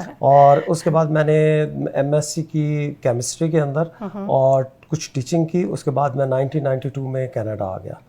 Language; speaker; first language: Urdu; non-native, local second language; Pashto